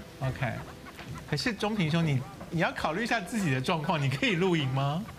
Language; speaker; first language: Chinese; native; Chinese